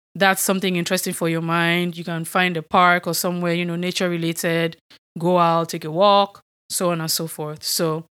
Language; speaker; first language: English; non-native, local second language; Yoruba